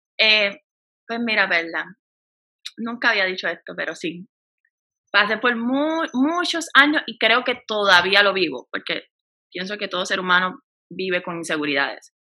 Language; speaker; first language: Spanish; native; Spanish